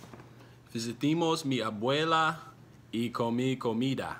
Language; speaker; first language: Spanish; non-native, learner; English